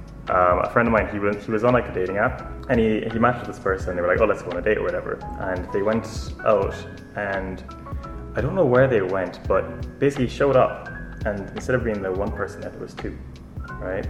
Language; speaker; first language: English; native; English